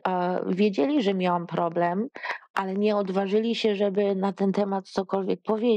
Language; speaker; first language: Polish; early bilingual, heritage; Polish